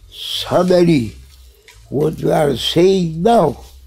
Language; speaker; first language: English; non-native, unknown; Turkish